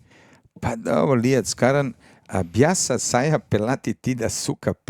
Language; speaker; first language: Indonesian; non-native, fluent; Serbian